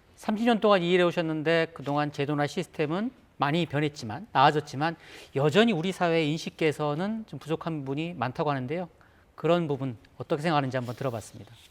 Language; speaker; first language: Korean; native; Korean